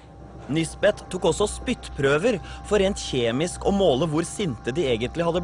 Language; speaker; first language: Norwegian; native; Norwegian